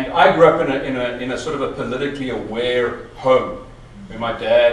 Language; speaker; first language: English; native; English